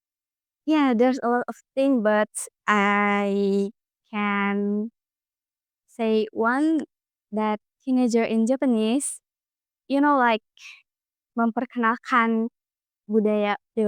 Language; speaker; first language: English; non-native, learner; Indonesian